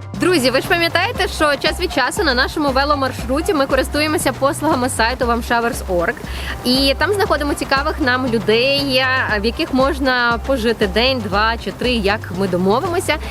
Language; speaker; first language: Ukrainian; native; Ukrainian